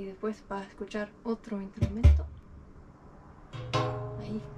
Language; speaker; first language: Spanish; non-native, fluent; English